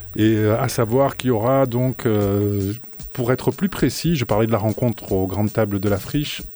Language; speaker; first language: French; native; French